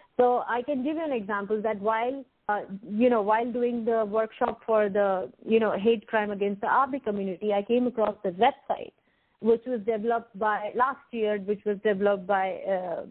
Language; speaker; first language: English; non-native, local second language; Hindi